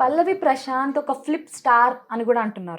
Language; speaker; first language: Telugu; native; Telugu